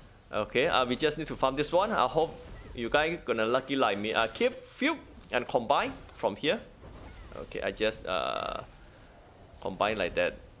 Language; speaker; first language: English; non-native, learner; Thai